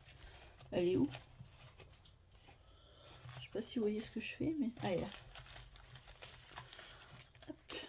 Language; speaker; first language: French; native; French